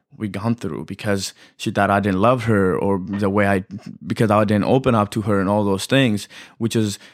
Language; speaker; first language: English; early bilingual, other home language; Amharic